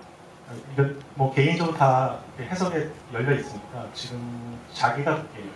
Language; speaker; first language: Korean; native; Korean